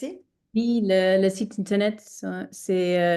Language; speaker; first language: French; non-native, learner; English